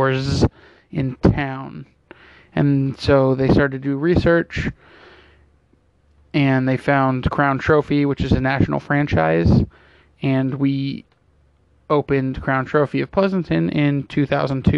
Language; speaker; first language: English; native; English